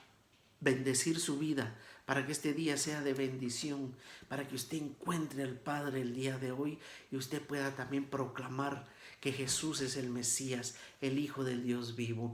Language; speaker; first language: Spanish; native; Spanish